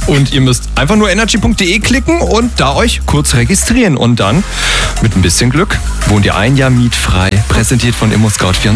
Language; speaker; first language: German; native; German